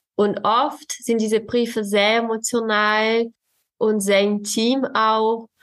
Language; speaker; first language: German; non-native, fluent; Portuguese